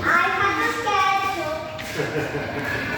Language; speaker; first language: Italian; early bilingual, other home language; Sinhala